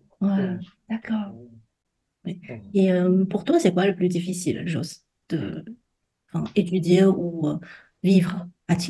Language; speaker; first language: French; non-native, fluent; Chinese